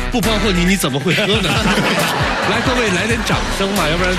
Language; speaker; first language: Chinese; native; Chinese